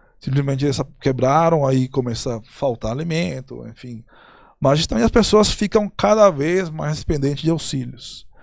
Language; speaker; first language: Portuguese; non-native, fluent; Spanish